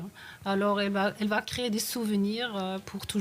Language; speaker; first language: French; non-native, fluent; Norwegian